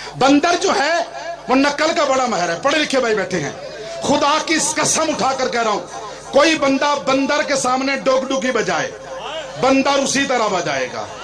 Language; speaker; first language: Urdu; non-native, local second language; Punjabi